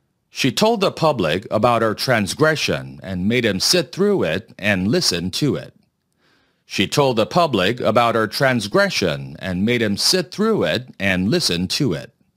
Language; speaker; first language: English; non-native, fluent; Korean